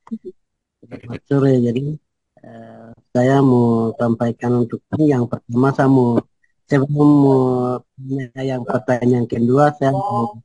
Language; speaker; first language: Indonesian; non-native, local second language; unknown